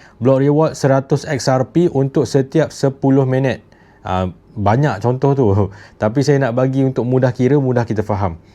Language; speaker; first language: Malay; native; Malay